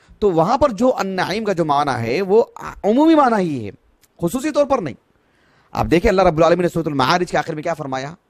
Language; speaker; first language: Urdu; native; Urdu